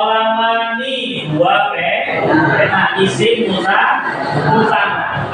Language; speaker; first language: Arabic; non-native, fluent; Indonesian